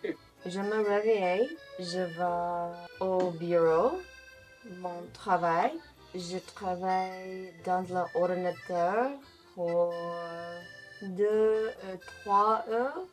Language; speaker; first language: French; non-native, learner; English